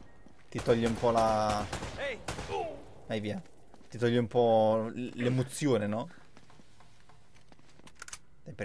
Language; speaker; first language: Italian; native; Italian